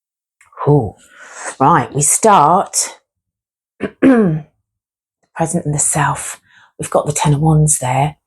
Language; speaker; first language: English; native; English